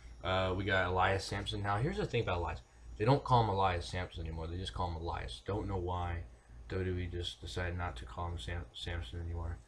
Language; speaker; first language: English; native; English